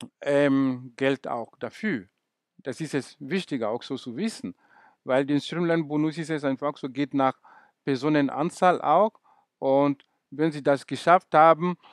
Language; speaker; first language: German; non-native, fluent; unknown